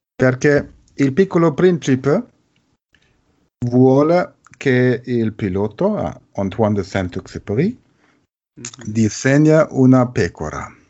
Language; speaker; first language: Italian; non-native, learner; German